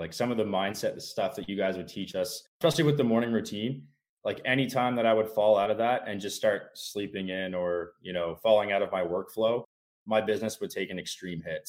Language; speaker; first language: English; native; English